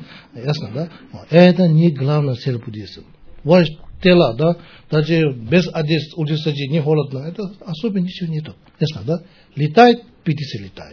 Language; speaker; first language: Russian; non-native, learner; Tibetan